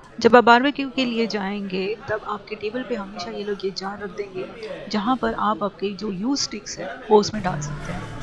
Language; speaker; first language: Hindi; non-native, local second language; Marathi